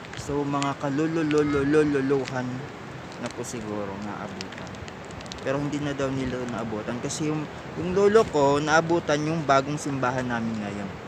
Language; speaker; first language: Filipino; non-native, local second language; Cebuano